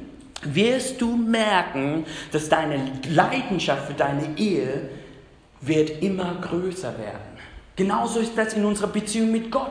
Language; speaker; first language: German; non-native, fluent; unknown